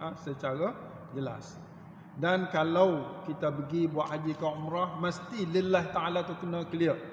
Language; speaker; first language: Malay; native; Malay